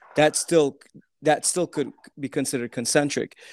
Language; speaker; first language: English; early bilingual, other home language; Turkish